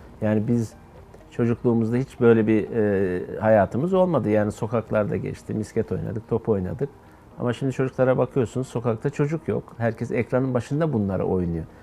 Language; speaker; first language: Turkish; native; Turkish